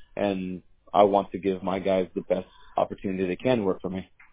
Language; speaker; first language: English; early bilingual, other home language; Spanish